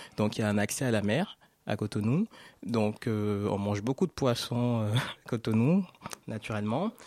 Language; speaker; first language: French; non-native, local second language; Fon